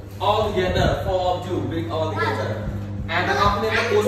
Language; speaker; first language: English; non-native, learner; Khmer